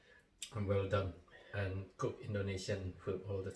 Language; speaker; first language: English; non-native, learner; Indonesian